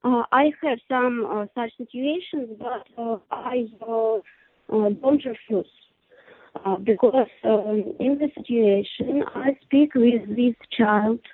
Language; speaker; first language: English; non-native, learner; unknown